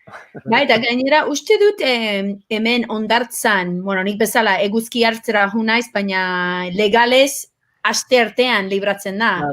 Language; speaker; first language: Basque; early bilingual, heritage; English